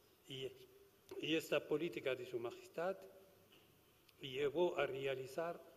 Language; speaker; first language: Spanish; non-native, fluent; Arabic